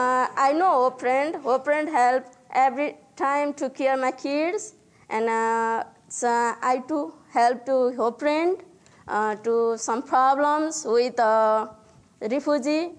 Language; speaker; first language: English; non-native, learner; Nepali